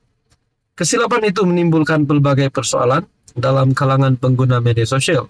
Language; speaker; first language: Malay; native; Malay